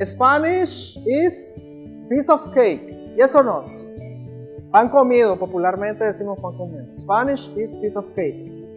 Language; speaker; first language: English; non-native, fluent; Spanish